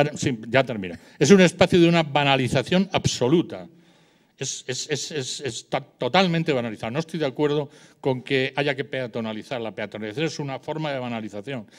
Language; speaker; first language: Spanish; native; Spanish